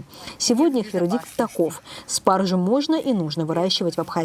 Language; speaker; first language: Russian; native; Russian